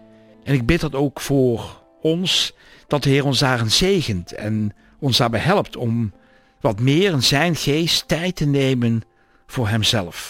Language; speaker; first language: Dutch; native; Dutch